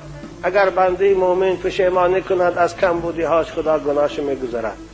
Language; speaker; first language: Persian; native; Persian